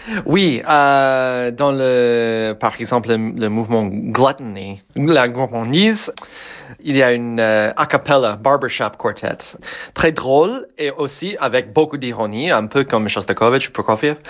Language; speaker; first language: French; non-native, fluent; English